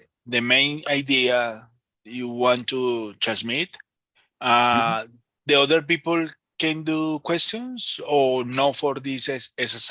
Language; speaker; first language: English; non-native, learner; Spanish